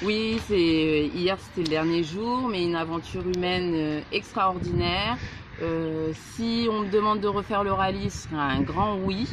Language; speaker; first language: French; native; French